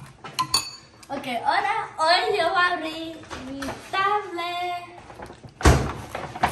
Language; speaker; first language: Spanish; early bilingual, heritage; Spanish